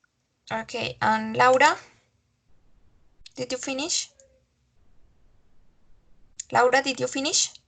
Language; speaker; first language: English; non-native, fluent; Spanish